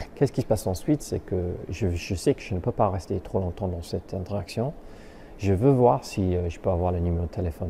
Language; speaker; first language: French; native; French